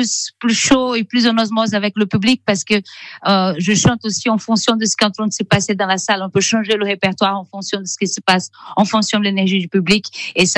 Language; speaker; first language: French; non-native, fluent; Portuguese